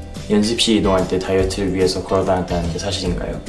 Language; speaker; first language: Korean; non-native, learner; Chinese